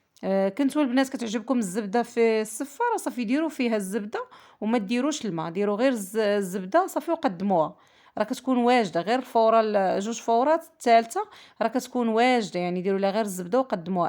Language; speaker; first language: Arabic; native; Arabic